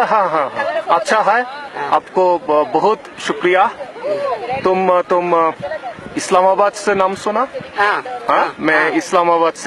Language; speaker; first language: Hindi; non-native, learner; Bangla